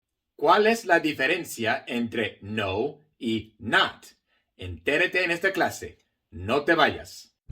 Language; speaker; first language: Spanish; non-native, fluent; English